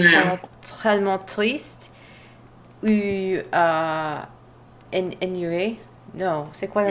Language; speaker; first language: French; non-native, learner; English